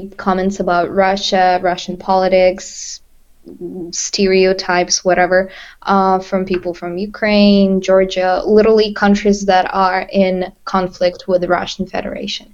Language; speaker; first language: English; non-native, fluent; Russian